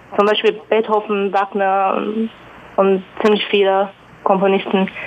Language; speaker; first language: German; non-native, fluent; Chinese